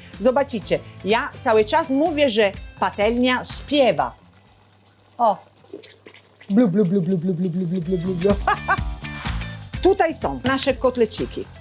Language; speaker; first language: Polish; non-native, learner; Italian